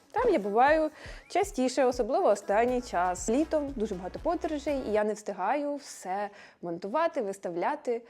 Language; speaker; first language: Ukrainian; non-native, local second language; Russian